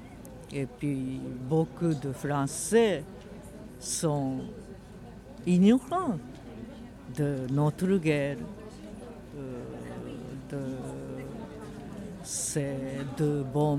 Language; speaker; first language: French; non-native, fluent; Japanese